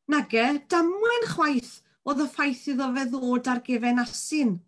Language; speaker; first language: Welsh; native; Welsh